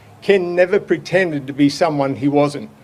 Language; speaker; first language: English; native; English